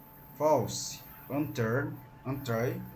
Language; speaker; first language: English; non-native, learner; Portuguese